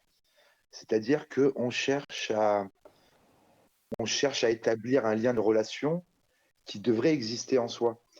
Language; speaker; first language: French; native; French